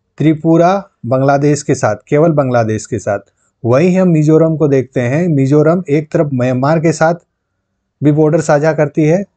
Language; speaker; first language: Hindi; non-native, local second language; Santali